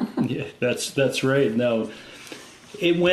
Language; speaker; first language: English; native; English